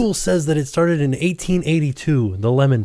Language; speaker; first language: English; native; English